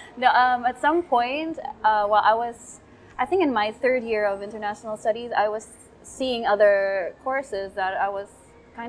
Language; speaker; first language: English; non-native, local second language; Cebuano